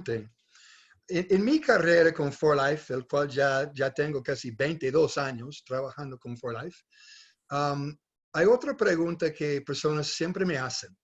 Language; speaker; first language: Spanish; non-native, fluent; English